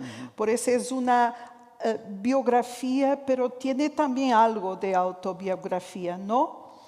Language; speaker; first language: Spanish; non-native, fluent; Portuguese